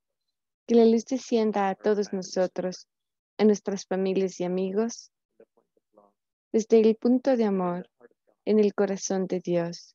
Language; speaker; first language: Spanish; native; Spanish